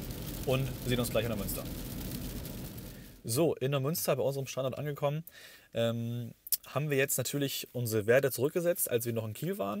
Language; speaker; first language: German; native; German